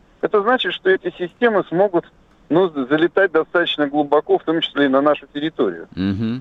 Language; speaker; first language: Russian; native; Russian